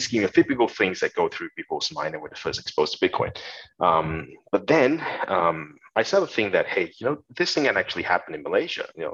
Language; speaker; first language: English; non-native, local second language; Chinese